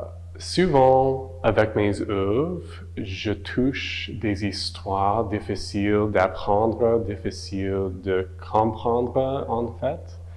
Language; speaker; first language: French; non-native, local second language; English